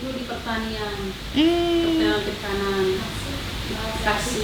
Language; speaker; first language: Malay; non-native, local second language; Sundanese